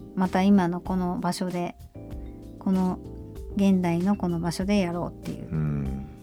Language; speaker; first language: Japanese; native; Japanese